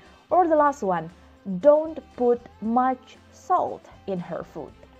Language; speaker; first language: English; non-native, fluent; Indonesian